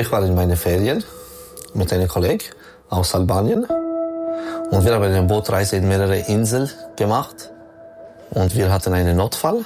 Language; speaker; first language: German; non-native, learner; French